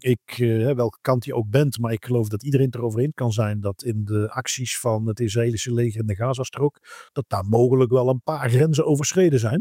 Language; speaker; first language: Dutch; native; Dutch